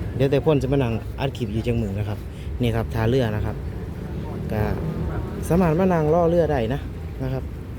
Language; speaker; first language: Thai; native; Thai